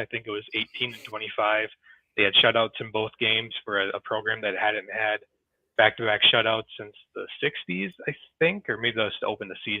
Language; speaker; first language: English; native; English